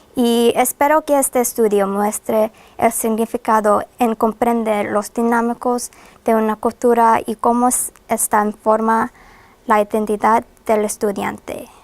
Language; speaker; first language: Spanish; non-native, fluent; English